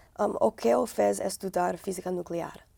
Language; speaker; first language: Portuguese; non-native, learner; English